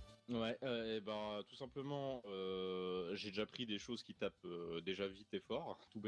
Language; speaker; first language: French; native; French